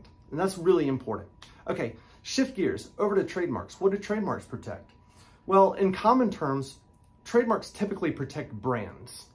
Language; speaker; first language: English; native; English